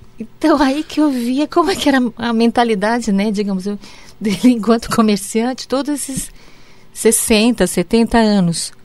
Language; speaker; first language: Portuguese; early bilingual, other home language; Japanese